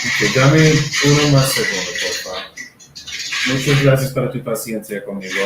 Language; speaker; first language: Spanish; non-native, learner; English